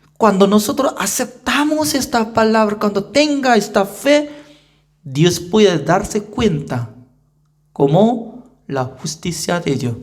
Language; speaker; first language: Spanish; non-native, fluent; Korean